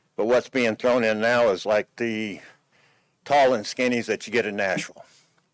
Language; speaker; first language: English; native; English